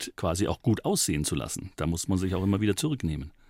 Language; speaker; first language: German; native; German